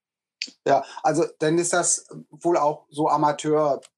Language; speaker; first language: German; native; German